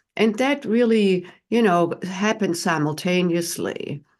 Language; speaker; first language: English; non-native, fluent; German